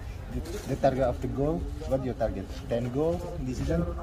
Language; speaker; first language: English; non-native, learner; Indonesian